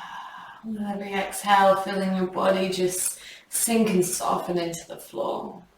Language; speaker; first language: English; native; English